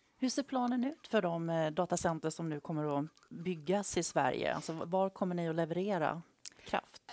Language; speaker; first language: Swedish; native; Swedish